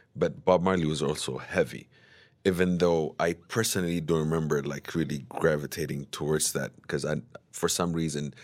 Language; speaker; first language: English; early bilingual, other home language; Amharic